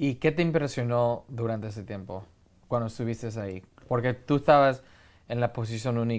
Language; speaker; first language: Spanish; early bilingual, heritage; Spanish